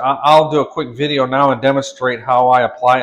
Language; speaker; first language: English; native; English